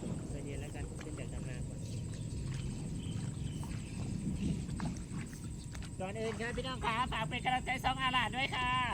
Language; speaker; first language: Thai; non-native, local second language; Lao